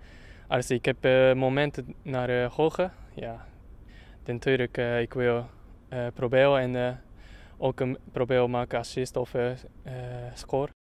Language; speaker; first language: Dutch; non-native, learner; Japanese